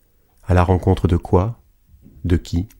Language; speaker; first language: French; native; French